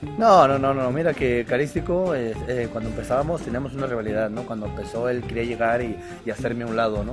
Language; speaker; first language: Spanish; native; Spanish